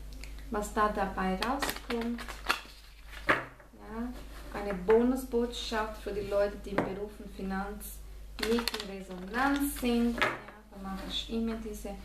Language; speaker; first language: German; non-native, fluent; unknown